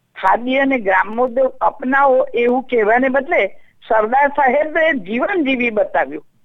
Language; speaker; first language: Gujarati; native; Gujarati